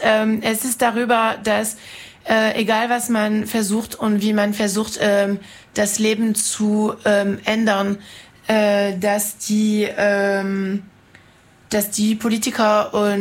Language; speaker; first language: German; non-native, fluent; French